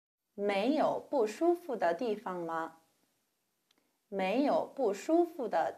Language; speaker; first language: Chinese; non-native, learner; Korean